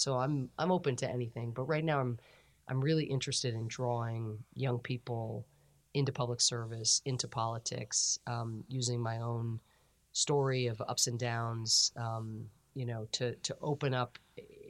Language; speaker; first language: English; native; English